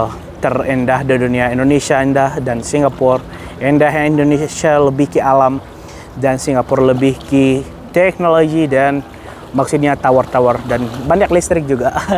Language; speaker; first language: Indonesian; non-native, fluent; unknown